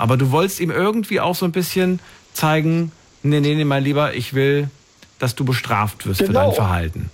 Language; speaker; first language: German; native; German